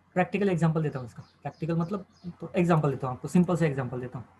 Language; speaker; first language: Hindi; non-native, local second language; Marathi